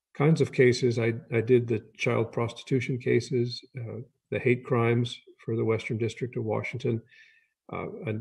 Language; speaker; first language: English; native; English